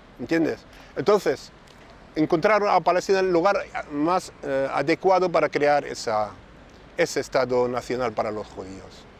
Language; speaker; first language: Spanish; non-native, fluent; Arabic